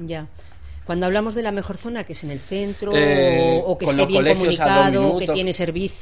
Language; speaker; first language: Spanish; native; Spanish